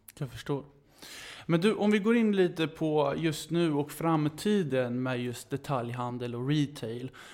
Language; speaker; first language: Swedish; native; Swedish